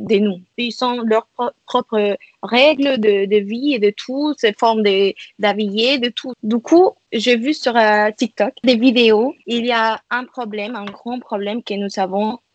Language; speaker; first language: French; non-native, fluent; Spanish